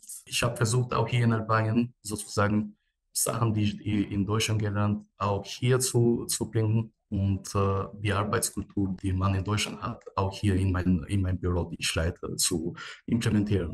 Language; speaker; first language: German; non-native, fluent; Albanian